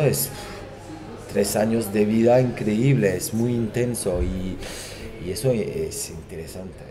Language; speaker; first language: Spanish; non-native, fluent; Portuguese